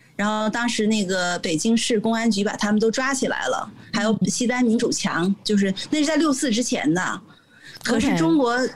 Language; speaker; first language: Chinese; native; Chinese